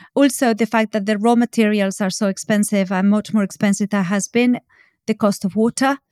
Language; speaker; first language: English; non-native, fluent; Spanish